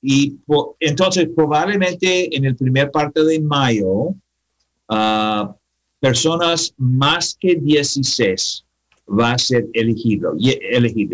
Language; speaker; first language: Spanish; non-native, learner; English